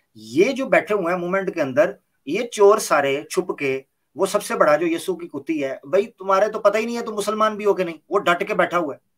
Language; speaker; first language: Urdu; native; Urdu